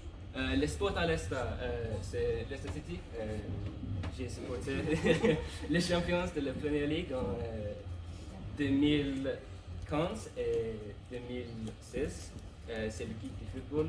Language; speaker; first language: French; non-native, learner; English